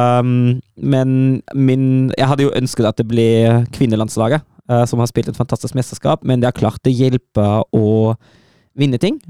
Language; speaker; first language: Norwegian; non-native, fluent; German